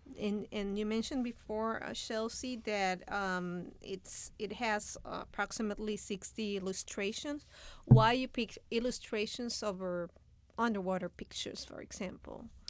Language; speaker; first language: English; non-native, fluent; Spanish